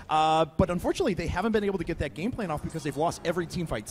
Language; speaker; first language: English; native; English